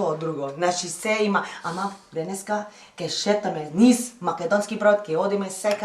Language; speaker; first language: Macedonian; non-native, learner; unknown